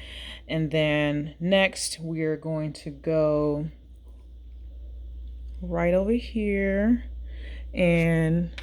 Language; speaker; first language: English; native; English